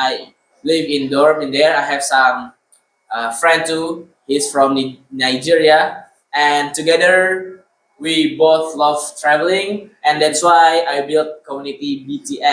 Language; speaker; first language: English; non-native, learner; Indonesian